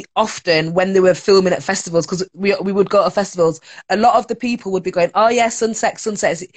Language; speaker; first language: English; native; English